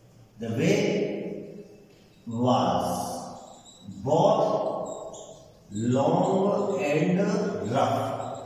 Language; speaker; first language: Hindi; native; Hindi